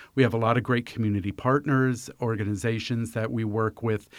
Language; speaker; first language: English; native; English